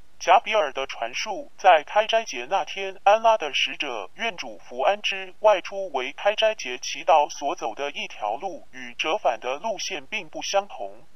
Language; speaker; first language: Chinese; non-native, local second language; Cantonese